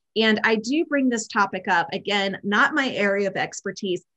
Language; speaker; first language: English; native; English